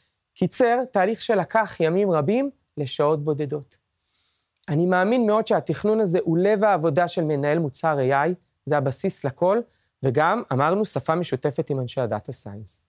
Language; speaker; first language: Hebrew; native; Hebrew